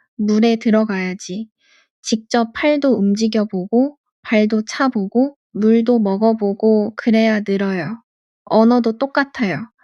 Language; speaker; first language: Korean; non-native, fluent; Arabic